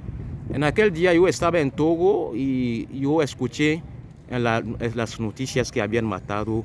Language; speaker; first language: Spanish; non-native, fluent; French